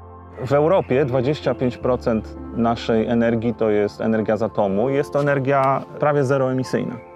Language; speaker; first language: Polish; native; Polish